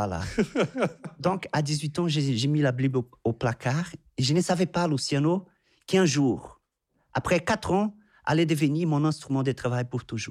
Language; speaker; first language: French; non-native, fluent; Portuguese